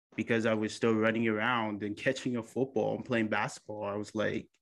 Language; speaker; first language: English; early bilingual, other home language; Akan